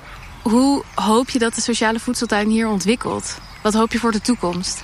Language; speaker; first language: Dutch; native; Dutch